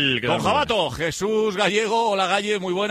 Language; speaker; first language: Spanish; native; Spanish